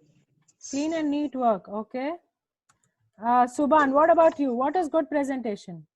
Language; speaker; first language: English; non-native, local second language; Hindi